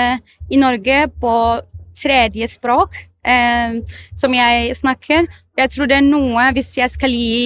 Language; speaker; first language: Norwegian; non-native, fluent; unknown